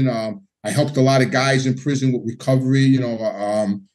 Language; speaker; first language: English; native; English